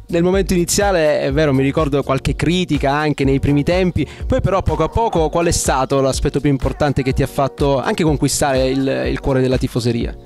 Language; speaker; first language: Italian; native; Italian